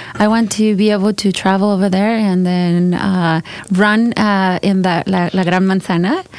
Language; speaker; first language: English; non-native, fluent; Spanish